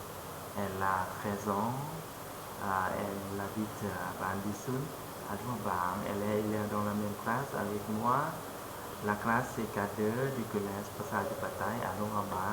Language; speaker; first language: French; non-native, fluent; Lao